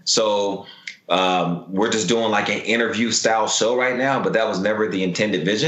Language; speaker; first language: English; native; English